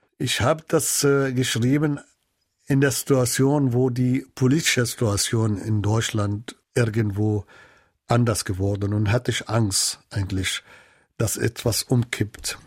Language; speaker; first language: German; non-native, fluent; Arabic